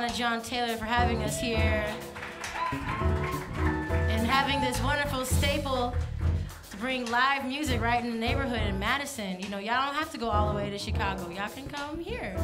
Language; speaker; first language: English; native; English